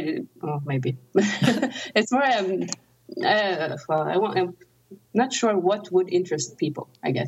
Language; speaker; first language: English; non-native, fluent; Norwegian